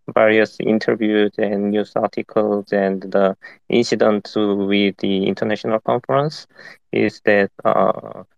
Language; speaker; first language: English; non-native, fluent; Korean